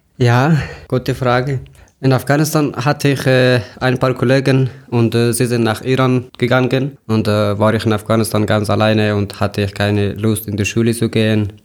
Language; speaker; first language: German; non-native, learner; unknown